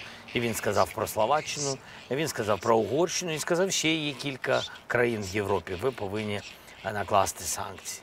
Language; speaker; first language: Ukrainian; non-native, local second language; Russian